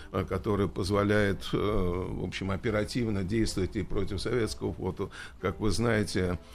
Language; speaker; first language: Russian; native; Russian